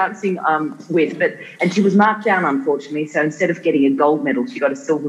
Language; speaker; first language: English; native; English